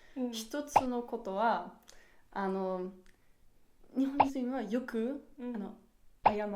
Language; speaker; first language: Japanese; non-native, learner; German